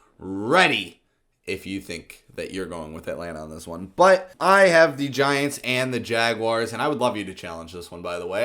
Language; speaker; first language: English; native; English